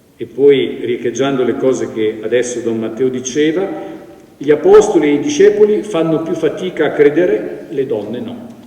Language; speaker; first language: Italian; native; Italian